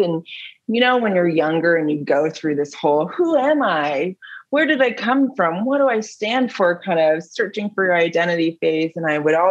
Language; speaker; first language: English; native; English